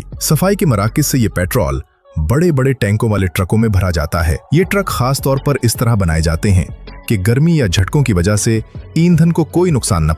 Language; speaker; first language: Urdu; native; Urdu